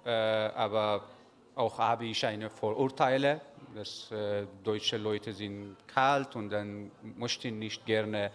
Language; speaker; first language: German; non-native, learner; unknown